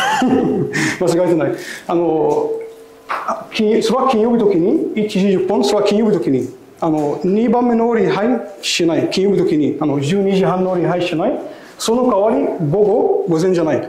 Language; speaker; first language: Japanese; non-native, learner; Arabic